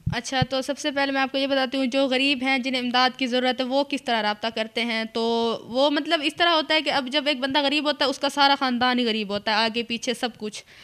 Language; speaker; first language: Urdu; non-native, local second language; Punjabi